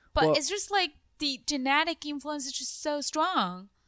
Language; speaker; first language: English; non-native, fluent; Chinese